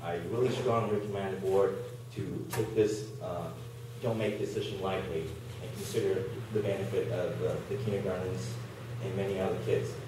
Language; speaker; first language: English; non-native, learner; Chinese